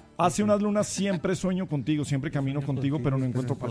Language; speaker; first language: Spanish; native; Spanish